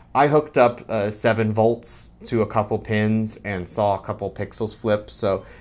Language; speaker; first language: English; native; English